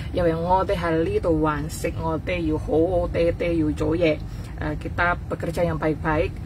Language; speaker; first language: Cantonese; non-native, fluent; Indonesian